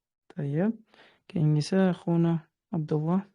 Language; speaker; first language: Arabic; non-native, fluent; Uzbek